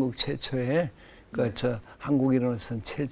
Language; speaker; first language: Korean; native; Korean